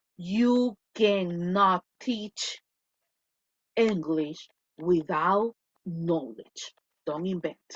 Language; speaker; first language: English; non-native, fluent; Spanish